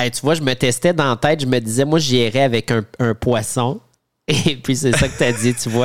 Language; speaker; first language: French; native; French